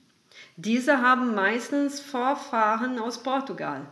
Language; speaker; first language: German; non-native, fluent; Portuguese